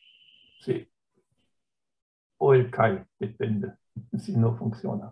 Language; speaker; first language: Spanish; non-native, fluent; German